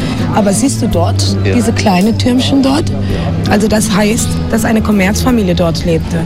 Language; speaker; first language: German; non-native, fluent; Spanish